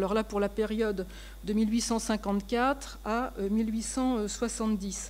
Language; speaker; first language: French; native; French